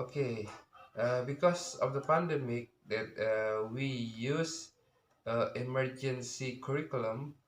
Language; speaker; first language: English; non-native, learner; Indonesian